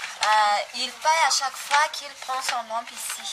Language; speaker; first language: French; non-native, local second language; Malagasy